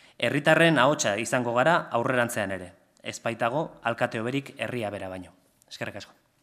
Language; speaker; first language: Basque; non-native, local second language; Spanish